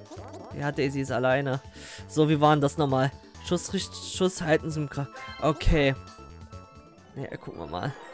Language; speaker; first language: German; native; German